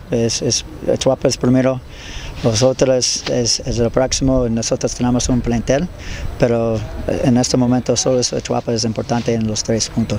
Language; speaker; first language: Spanish; non-native, learner; English